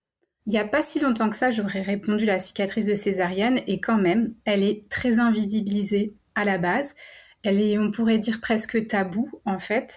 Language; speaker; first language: French; native; French